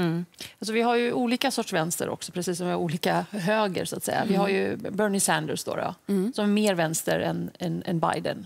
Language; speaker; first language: Swedish; native; Swedish